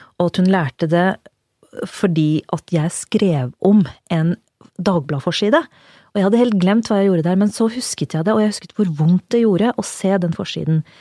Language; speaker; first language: Norwegian; early bilingual, other home language; Urdu